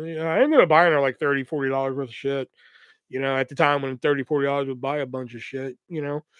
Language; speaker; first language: English; native; English